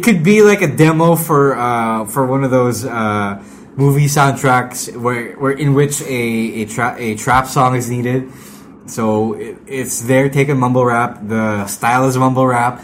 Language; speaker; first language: English; non-native, local second language; Filipino